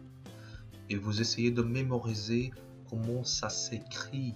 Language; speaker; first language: French; non-native, fluent; Portuguese